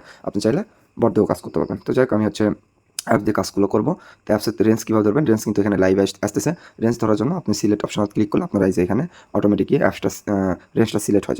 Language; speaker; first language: Bangla; native; Bangla